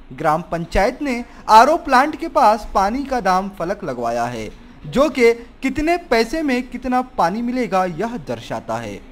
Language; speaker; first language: Hindi; non-native, local second language; Marathi